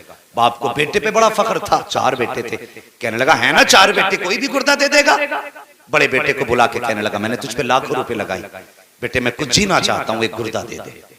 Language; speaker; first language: Hindi; native; Hindi